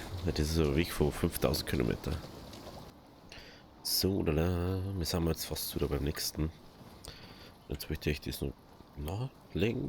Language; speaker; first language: German; native; German